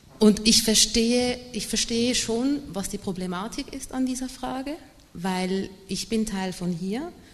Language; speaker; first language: German; early bilingual, other home language; Malayalam